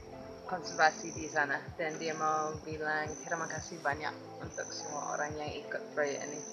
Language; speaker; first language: Indonesian; non-native, fluent; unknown